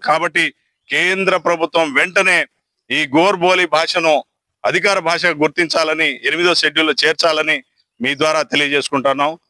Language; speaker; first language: Telugu; non-native, local second language; Lambadi